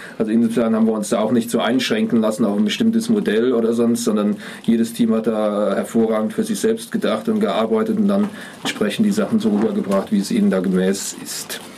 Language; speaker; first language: German; native; German